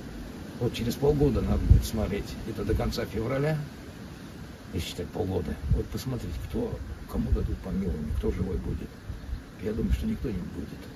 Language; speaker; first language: Russian; native; Russian